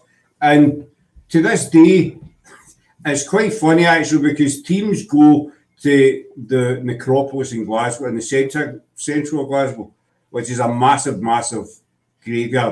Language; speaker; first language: English; native; English